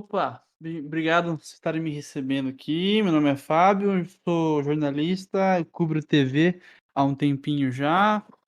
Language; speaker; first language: Portuguese; native; Portuguese